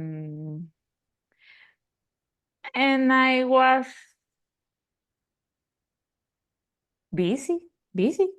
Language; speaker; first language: English; non-native, learner; Spanish